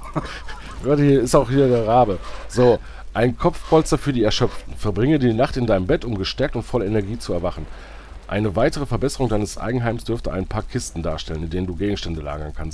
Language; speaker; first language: German; native; German